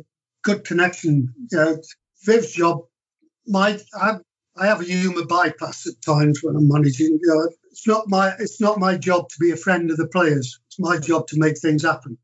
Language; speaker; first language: English; native; English